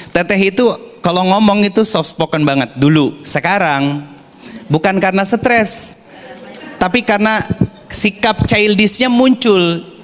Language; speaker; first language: Indonesian; native; Indonesian